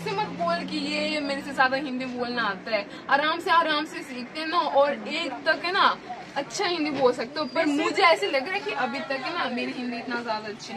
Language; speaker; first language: Hindi; non-native, learner; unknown